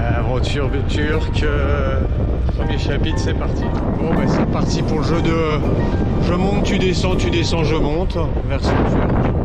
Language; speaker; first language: French; native; French